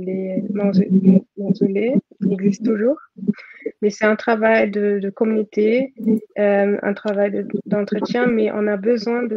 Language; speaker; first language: French; non-native, fluent; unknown